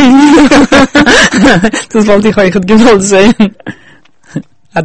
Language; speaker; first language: German; early bilingual, heritage; Yiddish